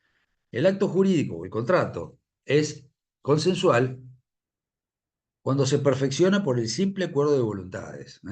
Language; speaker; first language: Spanish; native; Spanish